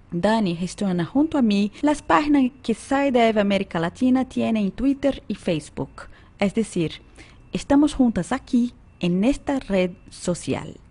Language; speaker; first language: Spanish; non-native, fluent; Portuguese